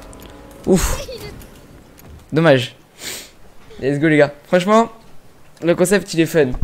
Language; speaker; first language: French; native; French